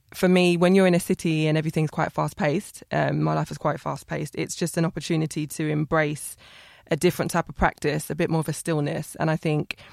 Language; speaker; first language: English; native; English